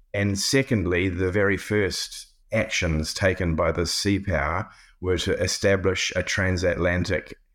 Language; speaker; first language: English; native; English